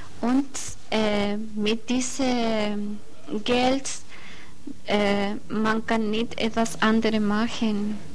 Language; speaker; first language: German; non-native, learner; Spanish